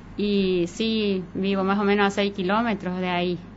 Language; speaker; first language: Spanish; native; Spanish